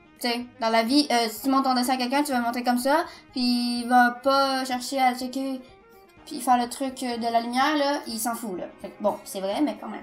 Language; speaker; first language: French; native; French